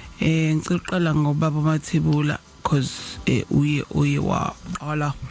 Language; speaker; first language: Zulu; native; Zulu